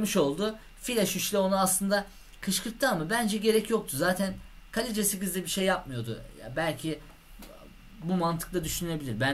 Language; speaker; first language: Turkish; native; Turkish